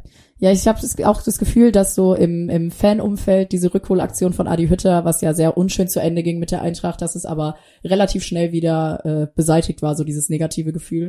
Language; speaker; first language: German; native; German